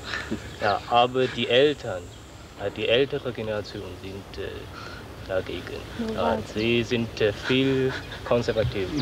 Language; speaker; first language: German; non-native, learner; Chinese